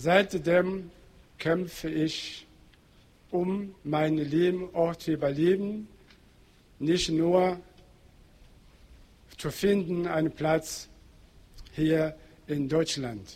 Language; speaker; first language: German; non-native, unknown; Portuguese